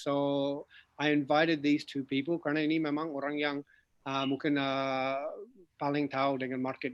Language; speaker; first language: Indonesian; non-native, fluent; English